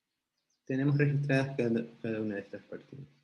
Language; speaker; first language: Spanish; native; Spanish